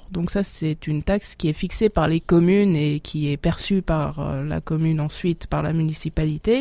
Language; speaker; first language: French; native; French